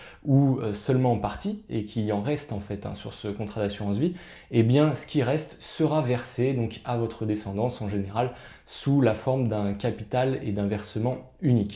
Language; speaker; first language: French; native; French